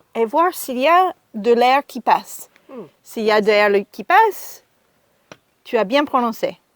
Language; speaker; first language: French; non-native, fluent; English